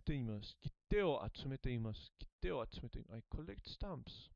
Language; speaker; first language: Japanese; non-native, learner; English